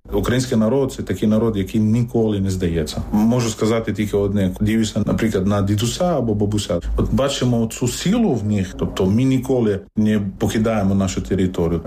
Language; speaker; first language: Ukrainian; non-native, fluent; Arabic